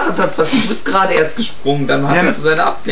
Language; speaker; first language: German; early bilingual, other home language; Turkish